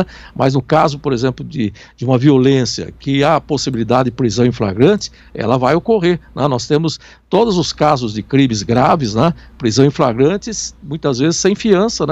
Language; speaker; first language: Portuguese; native; Portuguese